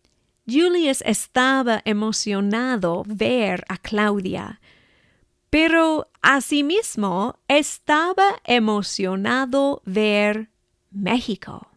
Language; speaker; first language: Spanish; non-native, fluent; English